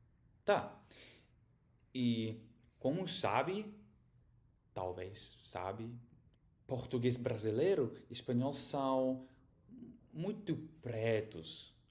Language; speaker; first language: Portuguese; non-native, learner; German